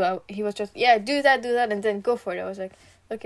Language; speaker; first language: English; non-native, learner; French